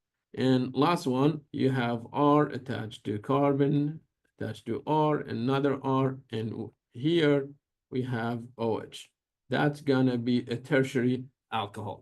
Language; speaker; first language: English; non-native, fluent; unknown